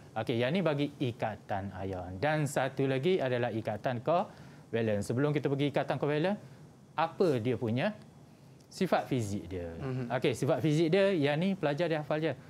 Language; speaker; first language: Malay; native; Malay